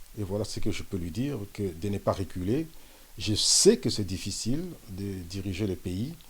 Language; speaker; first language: French; non-native, local second language; Lingala